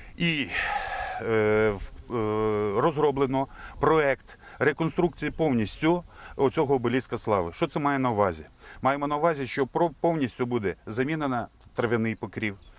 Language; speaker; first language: Ukrainian; native; Ukrainian